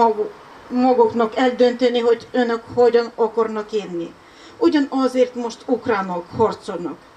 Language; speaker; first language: Hungarian; non-native, fluent; Ukrainian